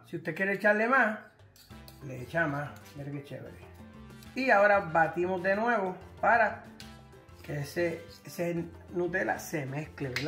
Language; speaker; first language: Spanish; early bilingual, heritage; Spanish